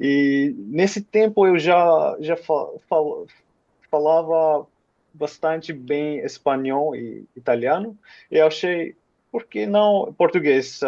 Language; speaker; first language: Portuguese; non-native, fluent; Finnish